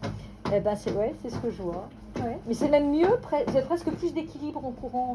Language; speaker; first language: French; native; French